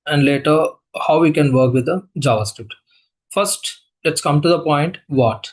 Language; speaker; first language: English; non-native, local second language; Telugu